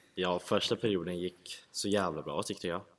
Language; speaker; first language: Swedish; early bilingual, other home language; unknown